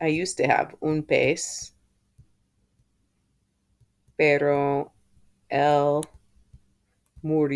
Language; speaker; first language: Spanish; non-native, fluent; English